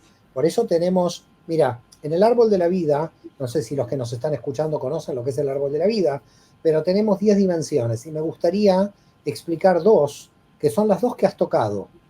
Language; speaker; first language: Spanish; native; Spanish